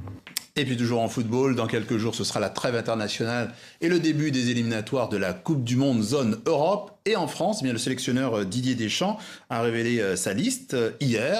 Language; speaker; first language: French; native; French